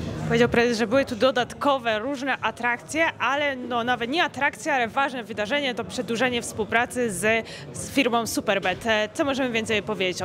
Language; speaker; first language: Polish; native; Polish